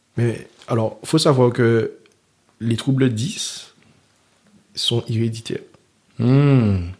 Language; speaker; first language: French; early bilingual, other home language; Haitian Creole